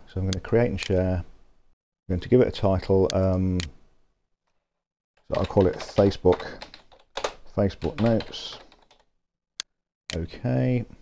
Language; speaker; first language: English; native; English